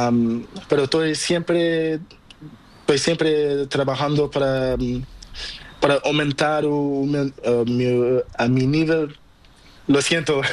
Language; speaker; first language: Spanish; non-native, learner; Portuguese